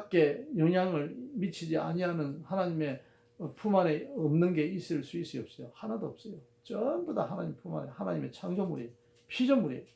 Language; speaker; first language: Korean; native; Korean